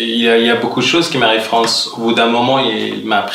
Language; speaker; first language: French; non-native, fluent; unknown